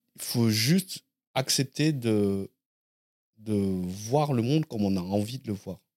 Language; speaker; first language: French; native; French